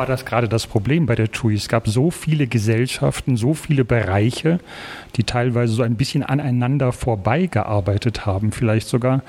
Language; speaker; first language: German; native; German